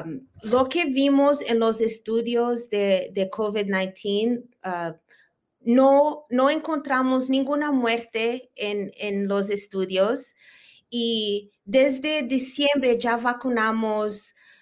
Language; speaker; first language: Spanish; early bilingual, heritage; Spanish